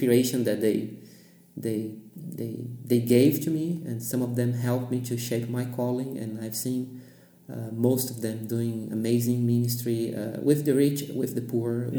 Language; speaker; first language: English; non-native, fluent; Portuguese